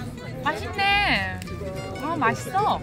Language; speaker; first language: Korean; non-native, fluent; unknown